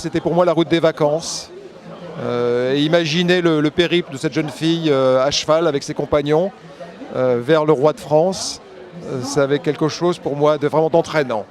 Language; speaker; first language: French; native; French